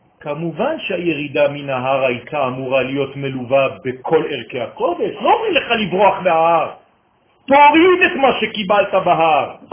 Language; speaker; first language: Hebrew; non-native, fluent; French